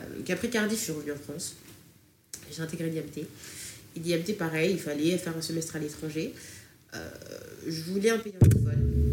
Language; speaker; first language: French; early bilingual, other home language; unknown